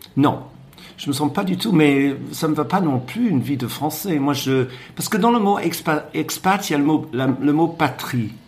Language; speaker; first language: French; non-native, fluent; English